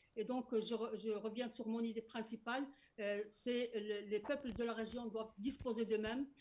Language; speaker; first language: French; non-native, local second language; Arabic